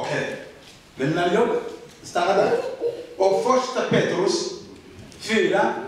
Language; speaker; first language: Swedish; non-native, fluent; Rundi